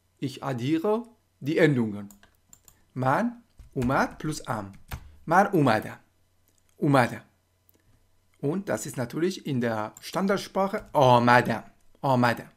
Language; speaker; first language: German; non-native, fluent; Persian